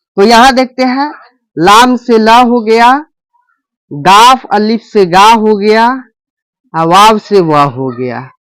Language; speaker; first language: Hindi; native; Hindi